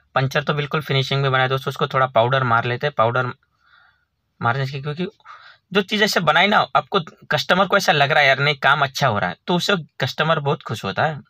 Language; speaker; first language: Hindi; non-native, local second language; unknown